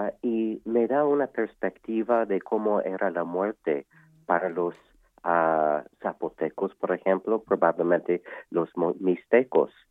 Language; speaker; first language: Spanish; non-native, fluent; English